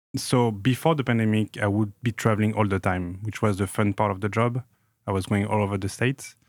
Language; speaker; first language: English; non-native, fluent; French